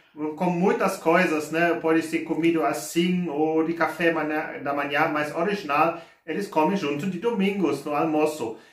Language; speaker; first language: Portuguese; non-native, learner; German